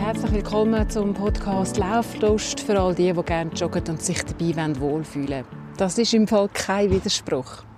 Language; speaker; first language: German; native; German